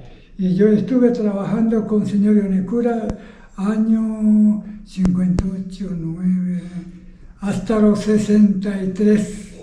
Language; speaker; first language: Spanish; non-native, fluent; Japanese